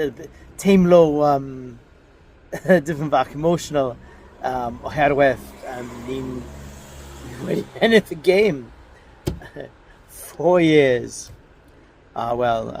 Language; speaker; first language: Welsh; non-native, learner; English